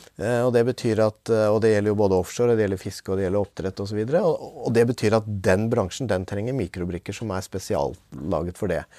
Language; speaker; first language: Norwegian; native; Norwegian